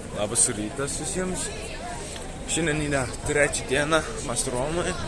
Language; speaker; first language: Lithuanian; early bilingual, heritage; Lithuanian